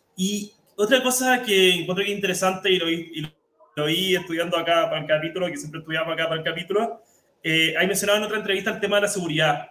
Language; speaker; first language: Spanish; native; Spanish